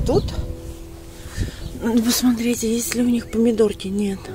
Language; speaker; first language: Russian; native; Russian